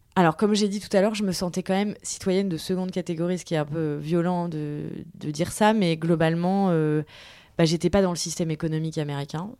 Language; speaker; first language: French; native; French